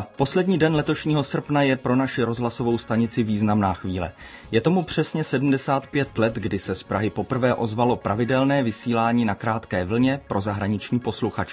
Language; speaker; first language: Czech; native; Czech